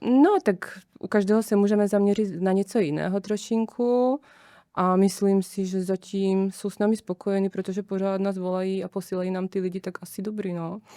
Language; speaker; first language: Czech; non-native, fluent; Slovak